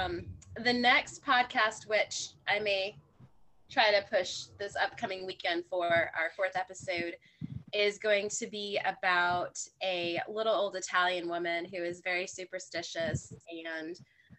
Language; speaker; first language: English; native; English